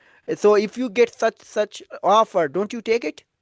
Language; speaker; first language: English; non-native, fluent; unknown